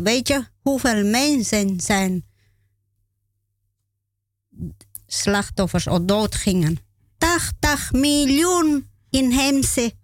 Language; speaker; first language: Dutch; non-native, learner; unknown